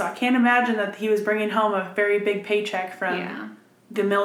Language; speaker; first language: English; native; English